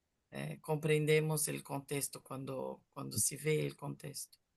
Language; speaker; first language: Spanish; non-native, fluent; Portuguese